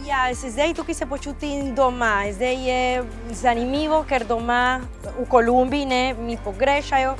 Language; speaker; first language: Slovenian; non-native, fluent; Spanish